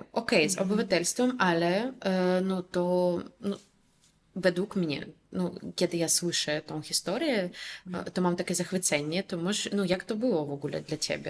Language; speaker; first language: Polish; non-native, fluent; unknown